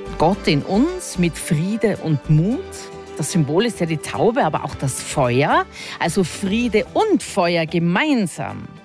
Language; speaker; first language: German; native; German